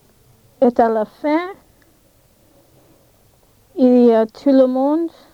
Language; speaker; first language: French; non-native, learner; English